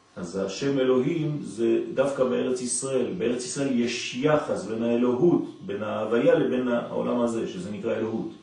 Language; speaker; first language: Hebrew; non-native, fluent; French